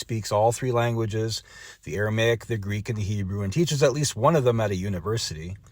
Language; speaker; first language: English; native; English